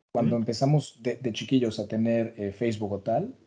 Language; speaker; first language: Spanish; native; Spanish